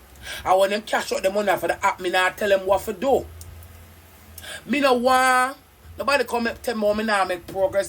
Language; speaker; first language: English; non-native, local second language; Jamaican Creole English